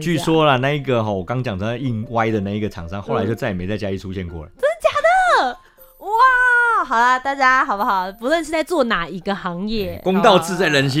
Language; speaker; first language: Chinese; native; Chinese